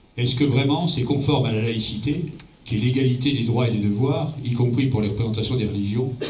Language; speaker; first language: French; native; French